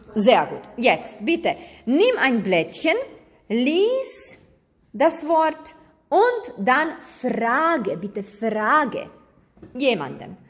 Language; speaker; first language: German; non-native, fluent; Croatian